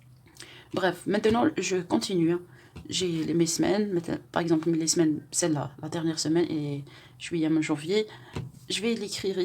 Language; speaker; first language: French; non-native, local second language; Arabic